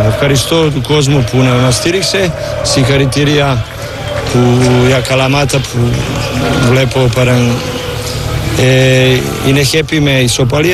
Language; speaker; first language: Greek; non-native, learner; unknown